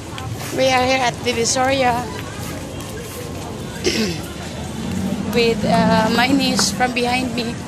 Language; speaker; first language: English; non-native, local second language; Cebuano